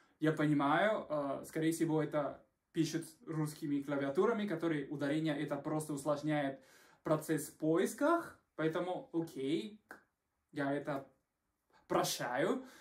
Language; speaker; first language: Russian; non-native, fluent; Spanish